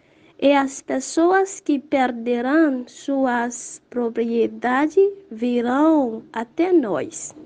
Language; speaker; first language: Portuguese; non-native, learner; Haitian Creole